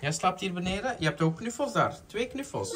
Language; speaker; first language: Dutch; native; Dutch